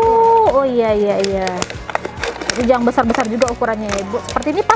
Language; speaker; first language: Indonesian; native; Indonesian